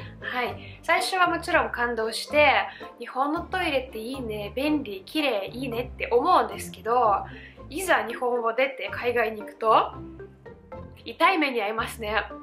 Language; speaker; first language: Japanese; non-native, fluent; Russian